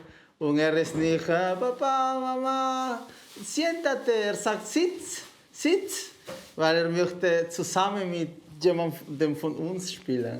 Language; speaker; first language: German; non-native, fluent; Spanish